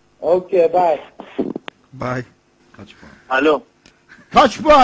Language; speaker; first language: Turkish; non-native, learner; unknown